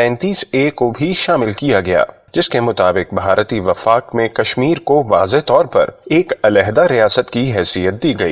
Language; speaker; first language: Urdu; native; Urdu